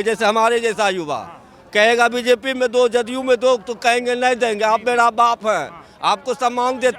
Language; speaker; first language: Hindi; native; Hindi